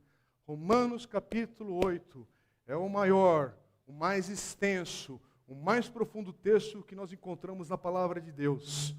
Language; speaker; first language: Portuguese; native; Portuguese